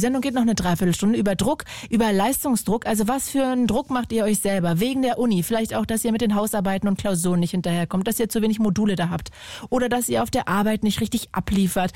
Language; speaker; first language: German; native; German